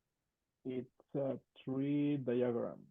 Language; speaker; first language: English; non-native, fluent; Spanish